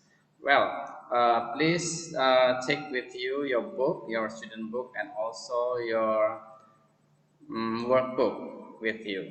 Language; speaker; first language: English; non-native, fluent; Indonesian